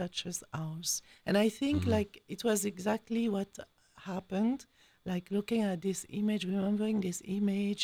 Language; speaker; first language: English; non-native, fluent; French